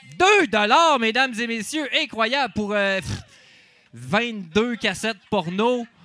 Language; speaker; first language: French; native; French